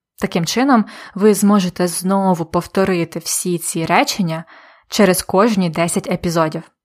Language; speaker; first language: Ukrainian; native; Ukrainian